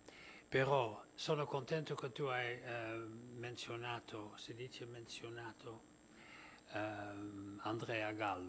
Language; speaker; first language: Italian; non-native, fluent; Dutch